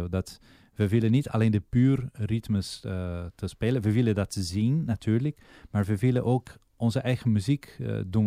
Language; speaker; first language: Dutch; non-native, fluent; Portuguese